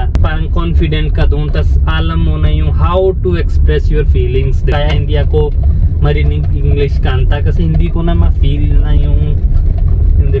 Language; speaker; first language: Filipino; non-native, learner; Punjabi